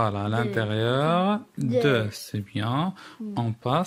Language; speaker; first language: French; non-native, local second language; Arabic